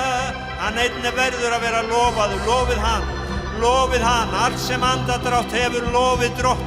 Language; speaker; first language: Icelandic; non-native, fluent; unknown